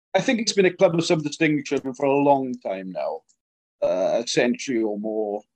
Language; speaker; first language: English; native; English